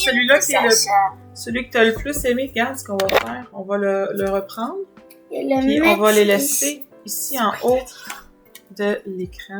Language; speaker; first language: French; native; French